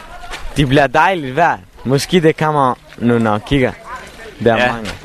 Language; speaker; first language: Danish; non-native, learner; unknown